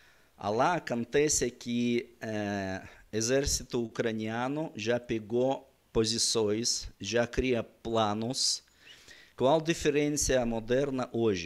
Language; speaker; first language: Portuguese; non-native, learner; Russian